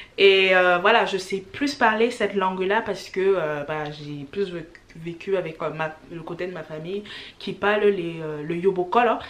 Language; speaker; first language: French; early bilingual, other home language; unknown